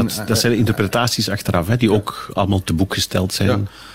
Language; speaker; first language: Dutch; native; Dutch